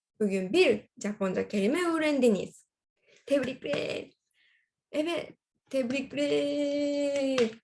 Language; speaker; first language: Turkish; non-native, learner; Japanese